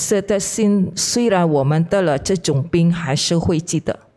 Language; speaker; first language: Chinese; non-native, fluent; Indonesian